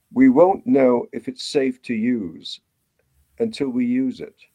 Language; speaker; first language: English; native; English